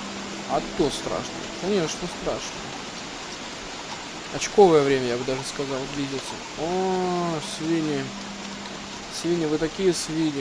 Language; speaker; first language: Russian; native; Russian